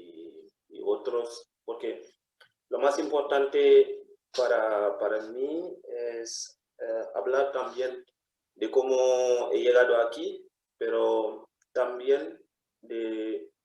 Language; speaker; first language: Spanish; non-native, fluent; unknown